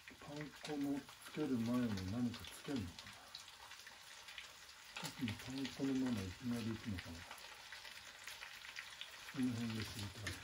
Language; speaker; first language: Japanese; native; Japanese